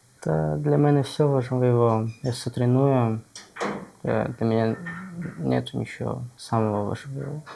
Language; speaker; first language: Ukrainian; non-native, local second language; Russian